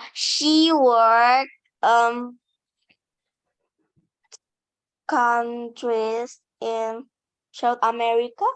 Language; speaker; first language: English; non-native, learner; Indonesian